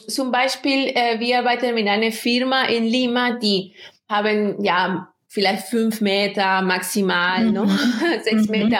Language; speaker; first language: German; non-native, fluent; Spanish